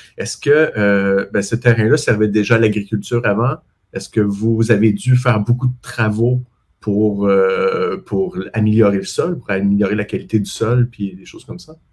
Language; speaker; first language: French; native; French